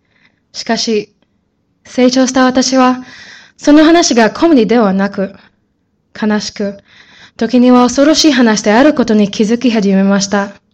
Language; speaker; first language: Japanese; non-native, learner; English